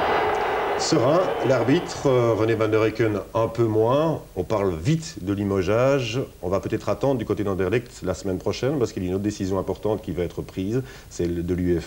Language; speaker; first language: French; native; French